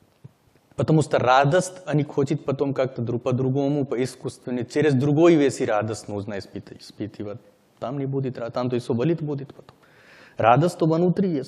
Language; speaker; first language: Russian; non-native, learner; Hindi